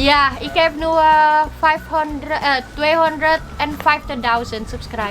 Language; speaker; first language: Dutch; non-native, learner; Indonesian